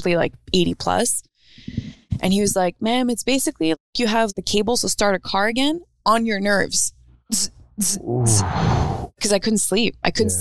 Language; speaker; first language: English; native; English